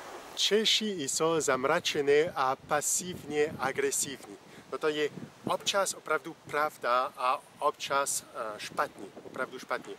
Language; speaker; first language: Czech; non-native, fluent; French